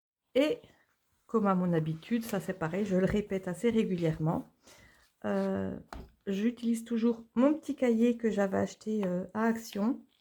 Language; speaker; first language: French; native; French